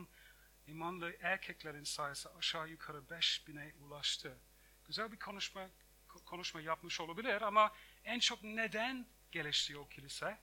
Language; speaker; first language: Turkish; non-native, fluent; English